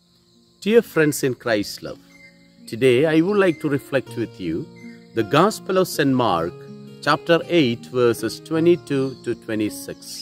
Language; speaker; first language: English; non-native, local second language; Malayalam